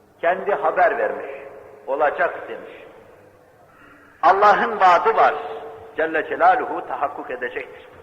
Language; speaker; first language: Turkish; native; Turkish